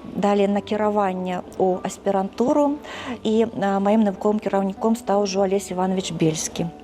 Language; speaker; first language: Belarusian; native; Belarusian